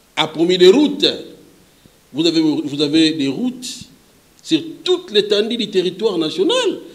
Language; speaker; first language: French; non-native, local second language; Lingala